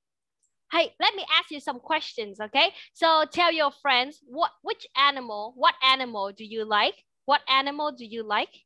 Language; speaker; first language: English; non-native, fluent; Vietnamese